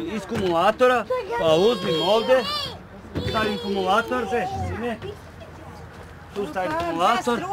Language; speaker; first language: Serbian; non-native, local second language; Romany